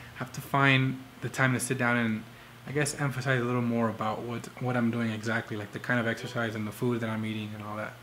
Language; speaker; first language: English; early bilingual, other home language; Spanish